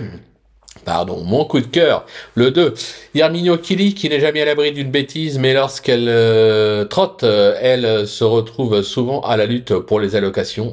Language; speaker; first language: French; native; French